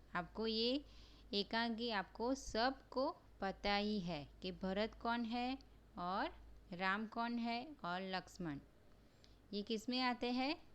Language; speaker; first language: Hindi; non-native, local second language; Gujarati